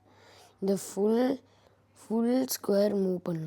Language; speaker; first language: Tamil; early bilingual, heritage; Tamil